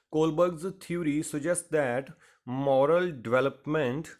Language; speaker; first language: English; non-native, local second language; Punjabi